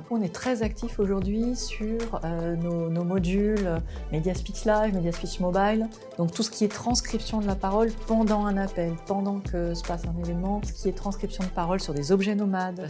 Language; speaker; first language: French; native; French